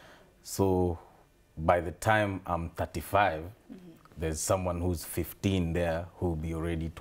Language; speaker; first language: English; non-native, local second language; Swahili